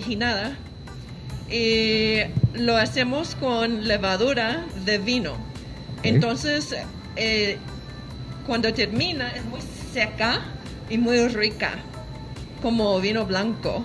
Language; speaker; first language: Spanish; non-native, fluent; English